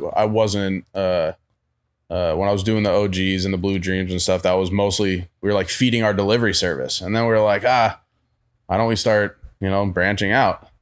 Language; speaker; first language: English; native; English